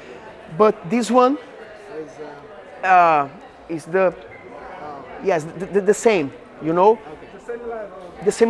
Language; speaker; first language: English; non-native, learner; Portuguese